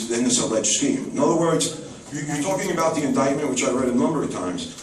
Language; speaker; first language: English; native; English